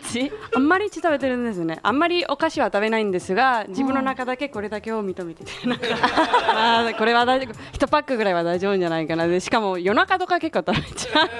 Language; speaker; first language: Japanese; non-native, fluent; Spanish